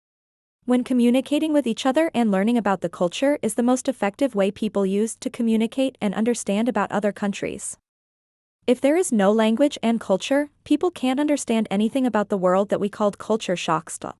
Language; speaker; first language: English; non-native, learner; Vietnamese